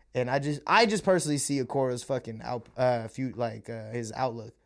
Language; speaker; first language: English; early bilingual, other home language; Malayalam